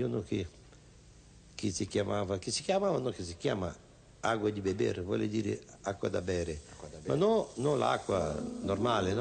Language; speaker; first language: Italian; non-native, fluent; Portuguese